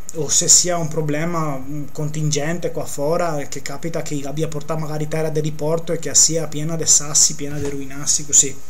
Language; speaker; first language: Italian; non-native, local second language; Venetian